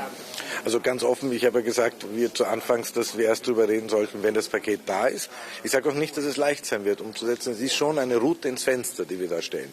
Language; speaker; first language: German; native; German